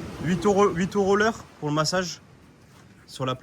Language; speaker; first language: French; native; French